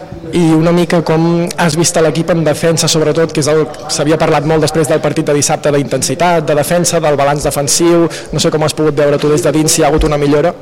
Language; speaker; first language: Catalan; native; Catalan